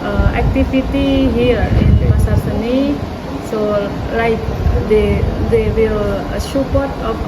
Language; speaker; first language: English; non-native, learner; Indonesian